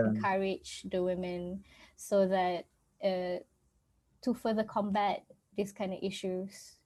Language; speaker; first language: English; non-native, local second language; Malay